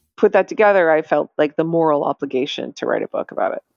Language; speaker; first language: English; native; English